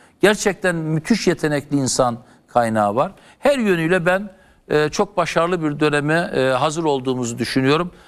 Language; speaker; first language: Turkish; native; Turkish